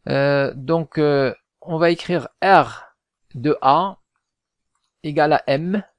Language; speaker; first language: French; non-native, local second language; Arabic